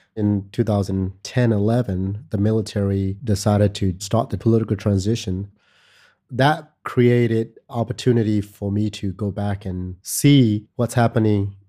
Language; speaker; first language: English; non-native, fluent; Burmese